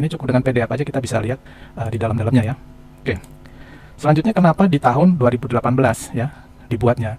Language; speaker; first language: Indonesian; native; Indonesian